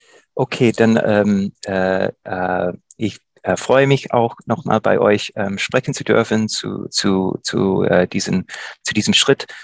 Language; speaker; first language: German; non-native, fluent; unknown